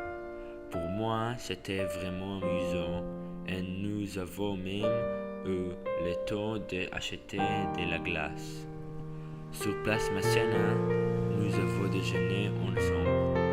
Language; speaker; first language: French; non-native, learner; English